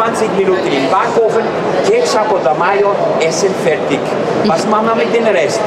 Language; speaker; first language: German; non-native, fluent; Turkish